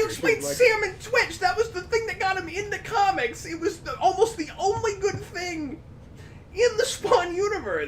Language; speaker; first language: English; native; English